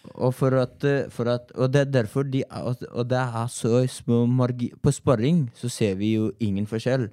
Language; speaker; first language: Norwegian; non-native, fluent; Persian